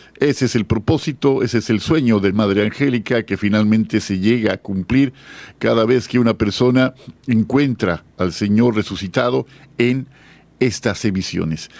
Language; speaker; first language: Spanish; native; Spanish